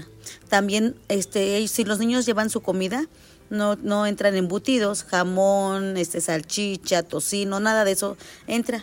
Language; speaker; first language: Spanish; native; Spanish